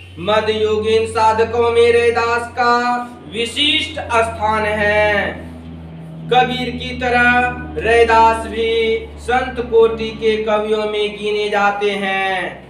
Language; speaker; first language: Hindi; native; Hindi